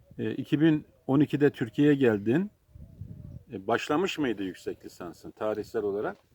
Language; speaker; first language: Turkish; native; Turkish